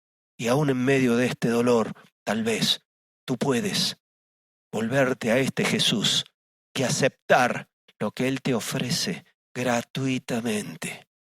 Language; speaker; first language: Spanish; native; Spanish